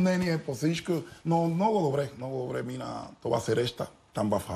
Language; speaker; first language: Bulgarian; non-native, learner; Spanish